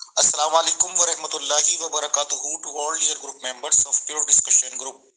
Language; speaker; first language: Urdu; non-native, local second language; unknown